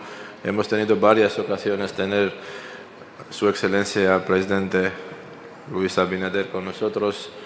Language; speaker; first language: Spanish; non-native, fluent; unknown